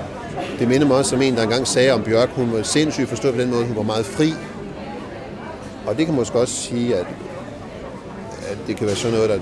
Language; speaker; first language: Danish; native; Danish